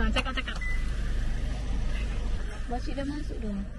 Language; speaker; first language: Malay; native; Malay